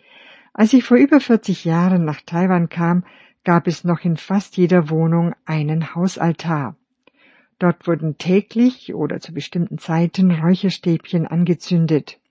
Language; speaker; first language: German; native; German